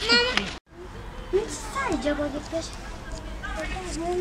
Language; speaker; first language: Italian; early bilingual, other home language; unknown